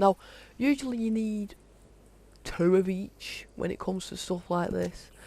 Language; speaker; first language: English; native; English